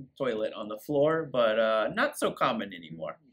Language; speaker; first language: English; native; English